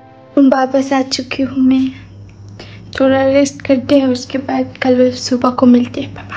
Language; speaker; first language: Hindi; non-native, local second language; Bodo